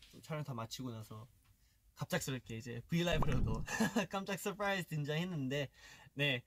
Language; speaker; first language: Korean; early bilingual, heritage; Korean